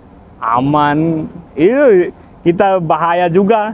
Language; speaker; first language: Indonesian; non-native, learner; Telugu